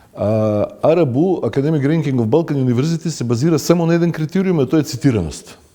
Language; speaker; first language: Macedonian; native; Macedonian